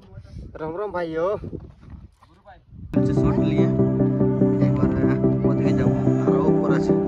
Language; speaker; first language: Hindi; non-native, local second language; Bangla